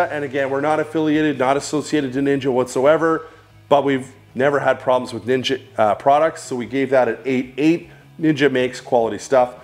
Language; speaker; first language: English; native; English